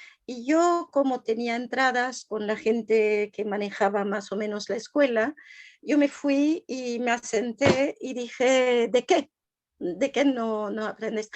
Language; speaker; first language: Spanish; non-native, fluent; French